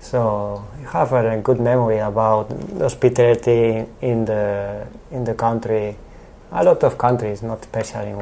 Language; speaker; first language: English; non-native, learner; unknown